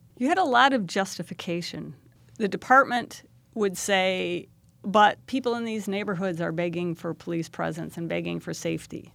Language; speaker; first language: English; native; English